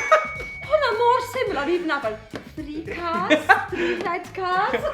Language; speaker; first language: Welsh; native; Welsh